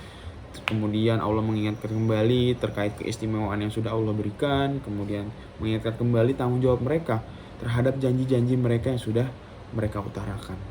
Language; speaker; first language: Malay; non-native, local second language; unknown